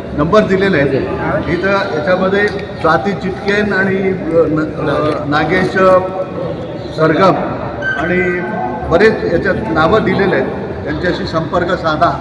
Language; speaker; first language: Marathi; non-native, local second language; Telugu